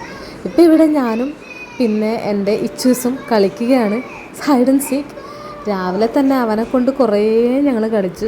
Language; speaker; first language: Malayalam; native; Malayalam